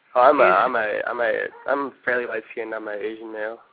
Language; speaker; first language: English; early bilingual, other home language; Korean